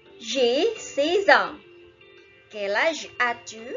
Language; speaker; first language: French; non-native, fluent; Indonesian